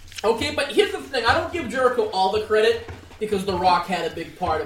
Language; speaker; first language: English; early bilingual, other home language; Greek